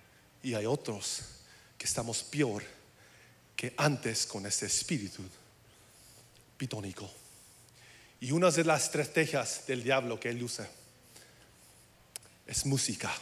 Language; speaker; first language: Spanish; early bilingual, heritage; English